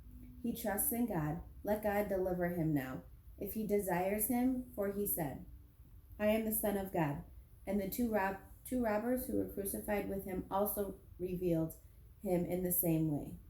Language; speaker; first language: English; native; English